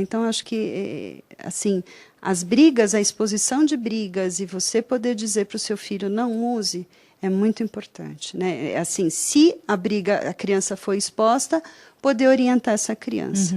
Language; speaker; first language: Portuguese; native; Portuguese